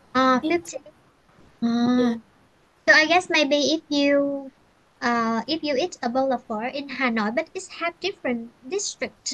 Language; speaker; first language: English; non-native, fluent; Vietnamese